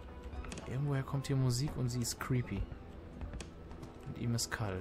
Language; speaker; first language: German; native; German